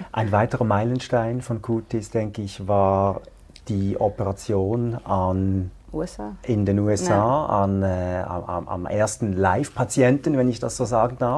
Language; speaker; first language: German; native; German